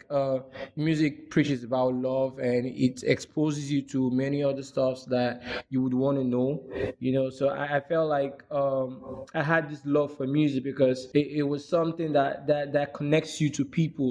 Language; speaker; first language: English; non-native, local second language; Igbo